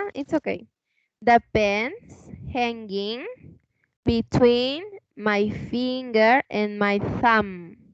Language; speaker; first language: English; non-native, fluent; Spanish